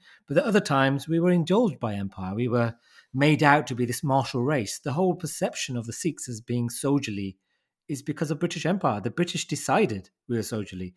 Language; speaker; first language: English; native; English